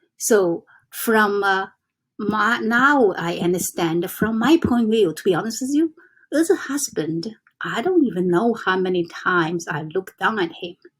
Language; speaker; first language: English; non-native, fluent; Chinese